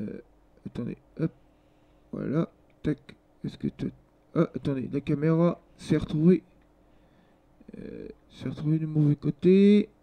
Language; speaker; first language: French; native; French